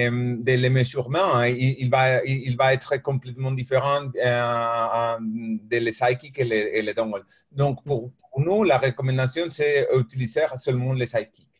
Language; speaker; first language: French; non-native, learner; Spanish